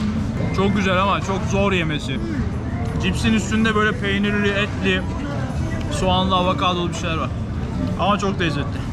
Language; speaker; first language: Turkish; native; Turkish